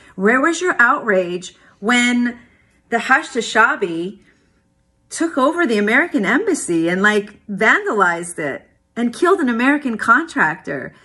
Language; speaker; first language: English; early bilingual, other home language; Persian